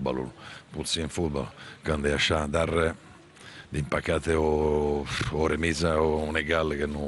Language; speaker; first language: Romanian; non-native, fluent; Italian